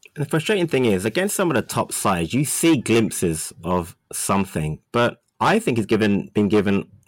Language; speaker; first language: English; native; English